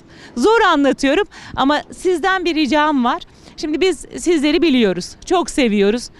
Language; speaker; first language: Turkish; native; Turkish